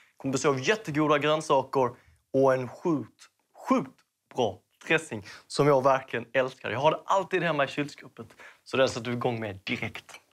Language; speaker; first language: Swedish; early bilingual, other home language; Cantonese